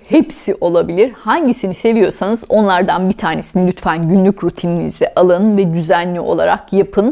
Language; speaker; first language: Turkish; native; Turkish